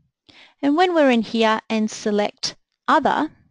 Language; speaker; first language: English; native; English